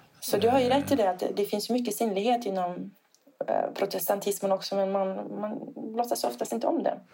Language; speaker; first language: Swedish; non-native, fluent; Italian